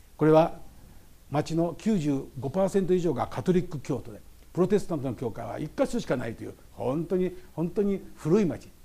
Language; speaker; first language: Japanese; native; Japanese